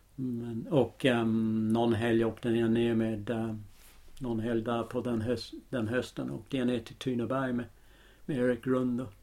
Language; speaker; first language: Swedish; non-native, fluent; English